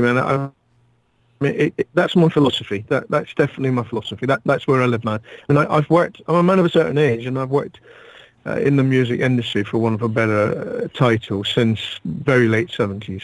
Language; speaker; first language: English; native; English